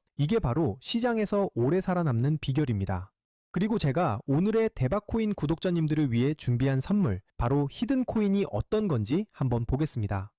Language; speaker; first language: Korean; native; Korean